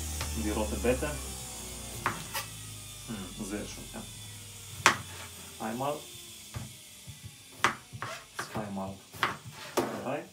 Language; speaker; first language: German; non-native, fluent; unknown